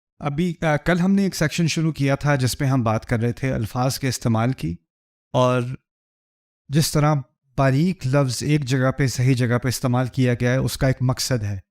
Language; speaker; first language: Urdu; early bilingual, heritage; Urdu